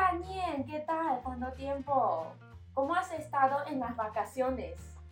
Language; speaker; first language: Spanish; non-native, learner; Chinese